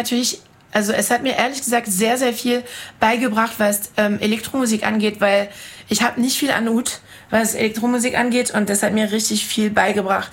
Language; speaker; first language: German; non-native, fluent; French